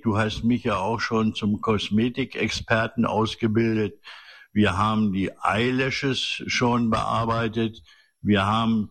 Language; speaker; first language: German; native; German